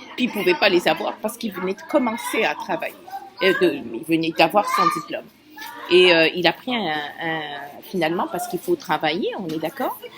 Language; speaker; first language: French; non-native, local second language; Kabyle